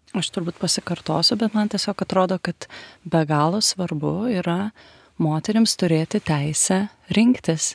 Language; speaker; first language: Lithuanian; native; Lithuanian